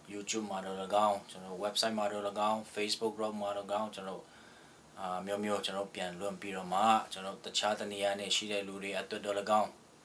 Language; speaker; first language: Burmese; non-native, local second language; Tedim Chin